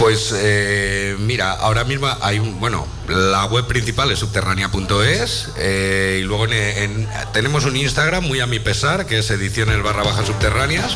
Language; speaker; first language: Spanish; native; Spanish